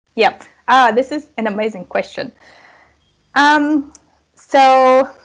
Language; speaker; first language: English; non-native, fluent; Russian